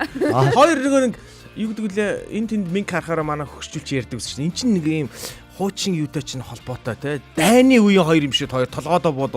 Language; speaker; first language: Mongolian; native; Mongolian